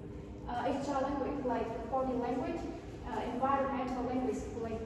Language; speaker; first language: English; non-native, learner; Vietnamese